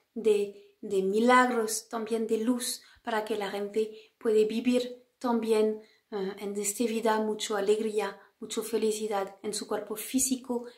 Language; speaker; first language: Spanish; non-native, fluent; French